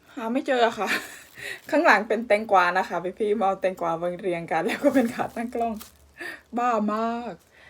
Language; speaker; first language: Thai; native; Thai